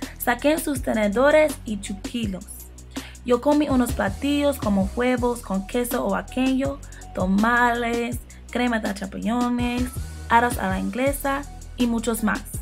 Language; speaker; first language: Spanish; non-native, learner; English